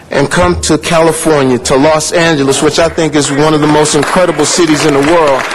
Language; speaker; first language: English; native; English